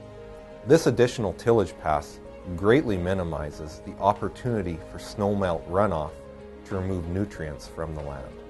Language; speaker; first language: English; native; English